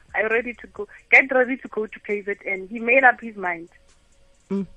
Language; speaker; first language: English; non-native, local second language; Northern Sotho